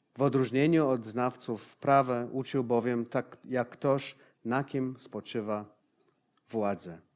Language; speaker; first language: Polish; non-native, fluent; English